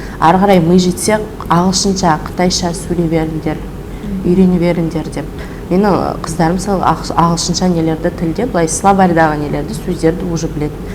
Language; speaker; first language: Kazakh; non-native, local second language; Russian